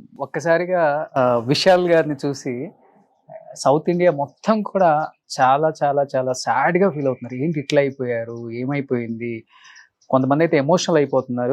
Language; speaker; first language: Telugu; native; Telugu